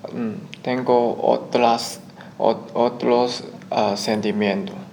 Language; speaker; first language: Spanish; non-native, learner; Chinese